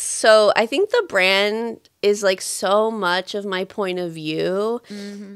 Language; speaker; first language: English; early bilingual, other home language; Spanish